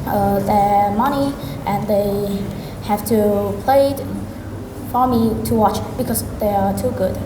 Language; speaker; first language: English; non-native, learner; Vietnamese